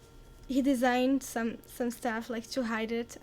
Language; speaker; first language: English; non-native, learner; Arabic